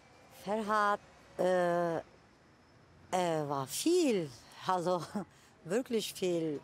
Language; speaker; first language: German; non-native, fluent; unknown